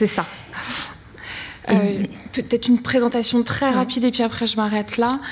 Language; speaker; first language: French; native; French